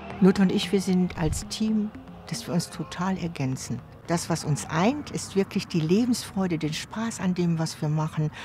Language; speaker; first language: German; native; German